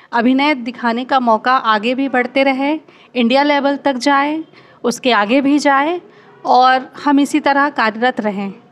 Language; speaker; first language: Hindi; native; Hindi